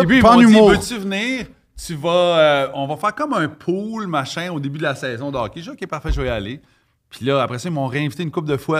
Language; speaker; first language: French; native; French